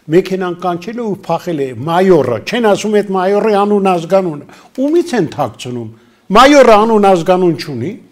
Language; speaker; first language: Armenian; native; Armenian